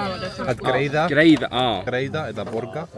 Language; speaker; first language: Icelandic; non-native, fluent; Swedish